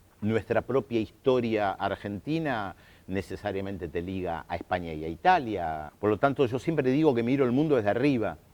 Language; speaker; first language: Spanish; early bilingual, other home language; German